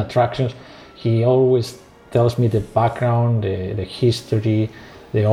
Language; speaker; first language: English; non-native, fluent; Spanish